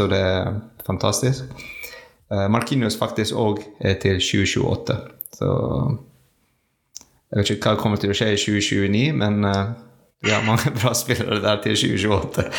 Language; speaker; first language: Norwegian; non-native, learner; French